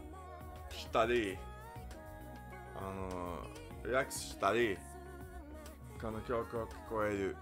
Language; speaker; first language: Japanese; non-native, learner; English